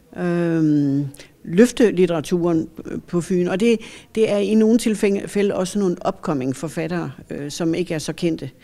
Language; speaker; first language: Danish; native; Danish